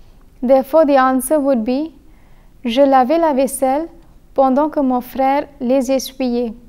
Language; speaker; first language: French; non-native, fluent; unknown